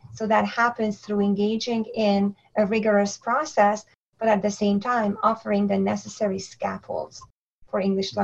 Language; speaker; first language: English; non-native, fluent; Hungarian